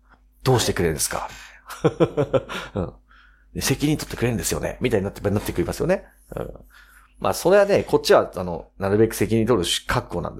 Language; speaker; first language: Japanese; native; Japanese